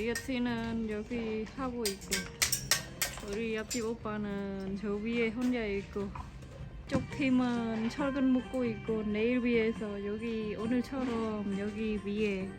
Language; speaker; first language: Korean; non-native, fluent; Khmer